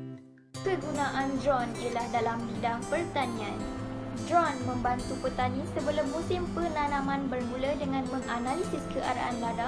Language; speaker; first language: Malay; native; Malay